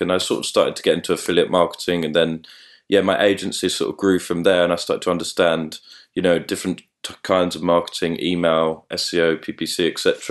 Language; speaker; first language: English; native; English